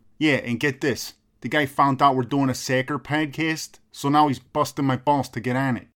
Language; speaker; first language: English; native; English